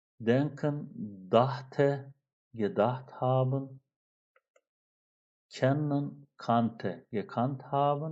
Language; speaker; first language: German; non-native, fluent; Turkish